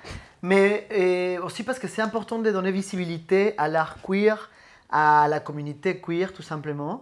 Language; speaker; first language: French; native; French